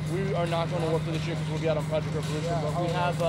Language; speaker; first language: English; native; English